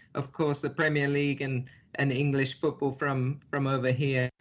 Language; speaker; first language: English; native; English